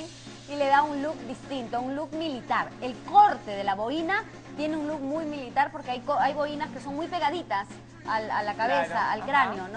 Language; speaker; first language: Spanish; native; Spanish